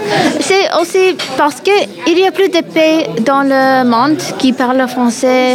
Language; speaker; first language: French; non-native, learner; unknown